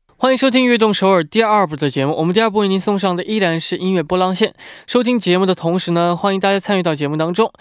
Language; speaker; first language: Chinese; native; Chinese